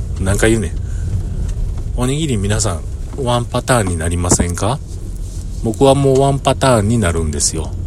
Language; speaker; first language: Japanese; native; Japanese